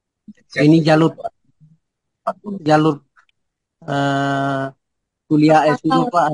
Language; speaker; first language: Indonesian; non-native, local second language; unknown